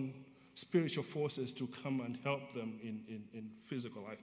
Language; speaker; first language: English; non-native, local second language; Nyanja